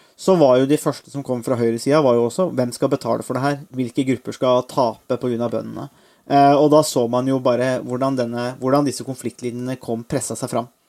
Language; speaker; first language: Norwegian; native; Norwegian